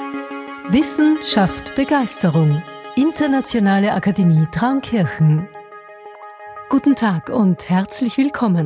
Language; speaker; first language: German; native; German